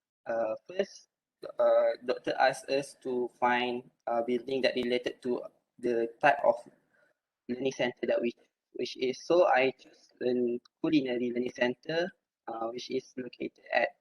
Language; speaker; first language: English; non-native, local second language; Malay